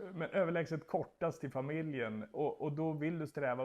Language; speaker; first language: Swedish; native; Swedish